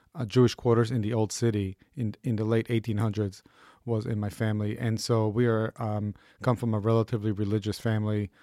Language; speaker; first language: English; early bilingual, other home language; Hebrew